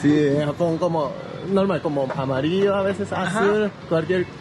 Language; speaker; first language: Spanish; non-native, learner; Japanese